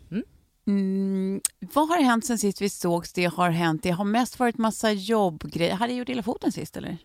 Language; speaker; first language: Swedish; native; Swedish